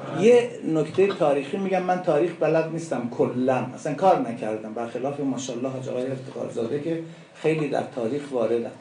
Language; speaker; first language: Persian; non-native, local second language; Azerbaijani